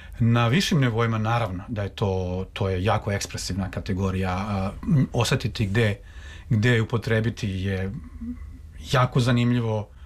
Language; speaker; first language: Serbian; native; Serbian